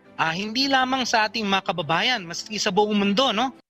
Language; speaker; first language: Filipino; native; Filipino